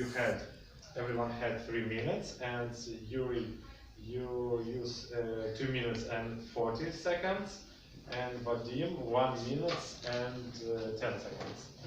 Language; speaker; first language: English; non-native, learner; Russian